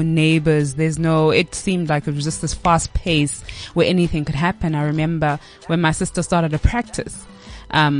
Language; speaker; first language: English; non-native, local second language; Xhosa